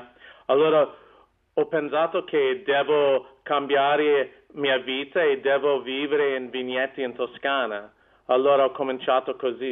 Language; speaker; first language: Italian; non-native, learner; English